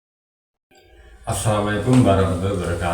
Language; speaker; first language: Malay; non-native, local second language; Javanese